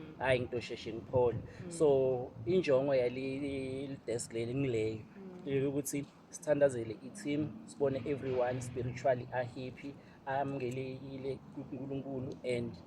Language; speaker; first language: Zulu; non-native, local second language; Swati